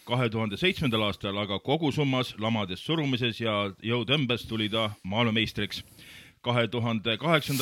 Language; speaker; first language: Estonian; native; Estonian